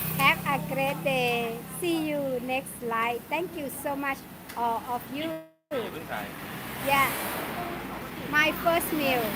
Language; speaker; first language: English; non-native, learner; Thai